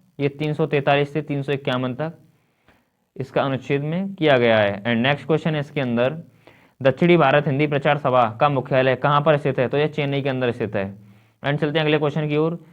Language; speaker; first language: Hindi; native; Hindi